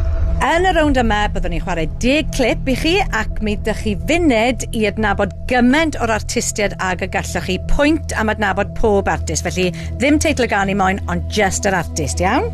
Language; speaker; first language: Welsh; native; Welsh